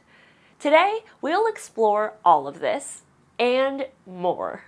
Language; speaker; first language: English; native; English